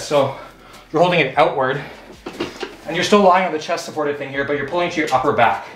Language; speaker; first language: English; native; English